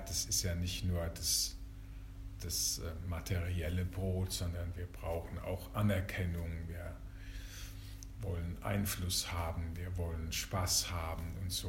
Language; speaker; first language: German; native; German